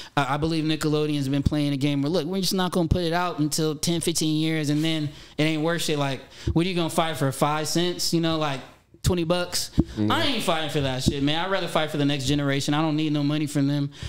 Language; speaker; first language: English; native; English